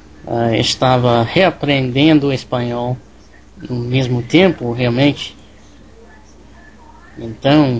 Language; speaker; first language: Portuguese; non-native, learner; English